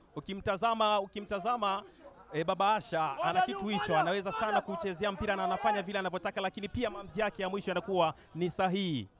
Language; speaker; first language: Swahili; native; Swahili